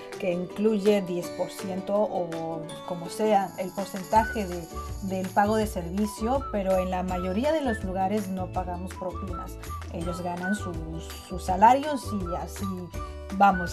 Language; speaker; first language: Spanish; non-native, fluent; Chinese